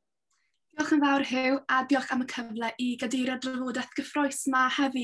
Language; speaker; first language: Welsh; native; Welsh